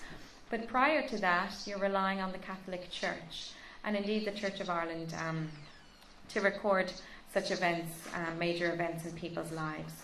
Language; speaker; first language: English; native; English